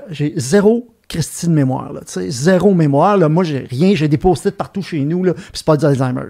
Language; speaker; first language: French; native; French